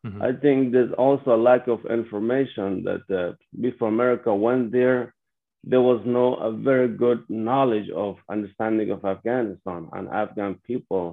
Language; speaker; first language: English; non-native, fluent; Persian